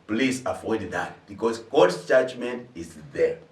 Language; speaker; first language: English; non-native, local second language; Swahili